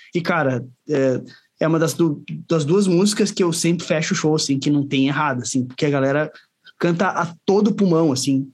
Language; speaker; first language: Portuguese; native; Portuguese